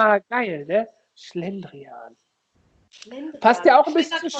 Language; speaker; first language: German; native; German